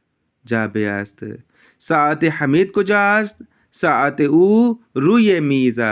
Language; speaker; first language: Persian; non-native, fluent; Urdu